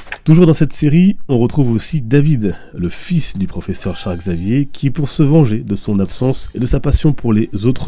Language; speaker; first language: French; native; French